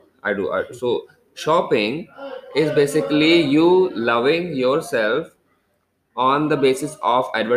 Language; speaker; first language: English; non-native, local second language; Hindi